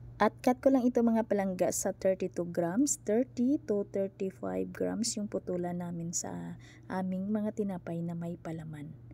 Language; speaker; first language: Filipino; non-native, local second language; Cebuano